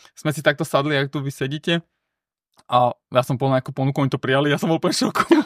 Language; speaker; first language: Slovak; early bilingual, other home language; Armenian